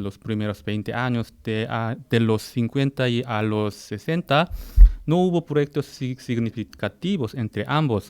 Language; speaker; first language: Spanish; non-native, fluent; Korean